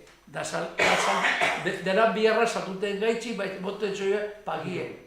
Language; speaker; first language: Basque; native; Basque